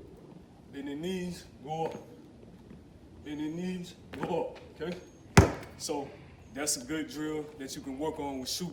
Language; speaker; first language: English; native; English